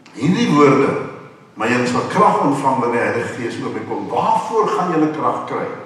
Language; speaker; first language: Afrikaans; non-native, local second language; English